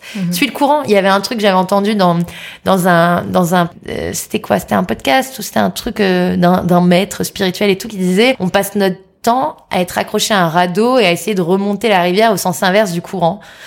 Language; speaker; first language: French; native; French